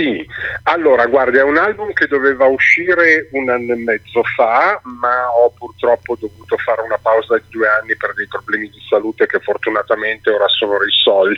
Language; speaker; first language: Italian; native; Italian